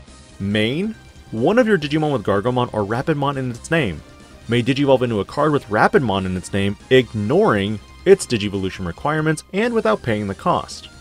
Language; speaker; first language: English; native; English